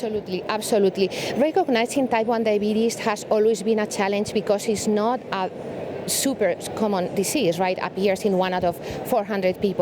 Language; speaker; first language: English; non-native, fluent; Spanish